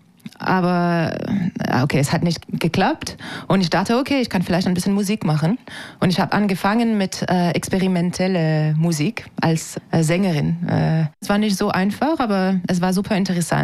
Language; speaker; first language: German; non-native, fluent; French